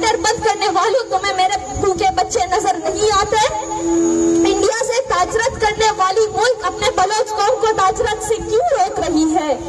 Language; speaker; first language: Urdu; non-native, local second language; Baluchi